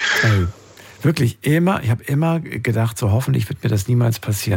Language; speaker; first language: German; native; German